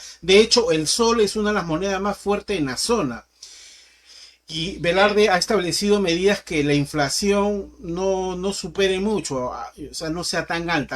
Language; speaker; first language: Spanish; native; Spanish